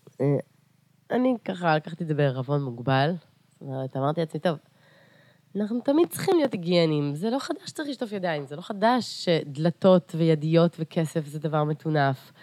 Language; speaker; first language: Hebrew; early bilingual, other home language; Russian